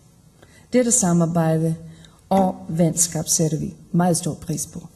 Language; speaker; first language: Danish; non-native, fluent; Icelandic